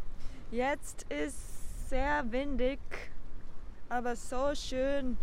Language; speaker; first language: German; non-native, learner; Japanese